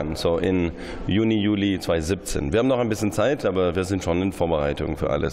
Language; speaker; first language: German; non-native, fluent; English